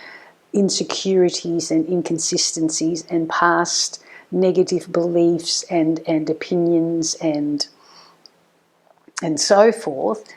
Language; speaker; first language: English; native; English